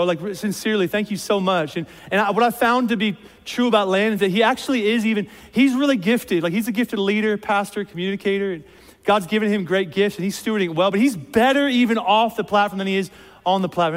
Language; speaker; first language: English; native; English